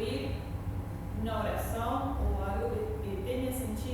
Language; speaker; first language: Portuguese; non-native, fluent; Spanish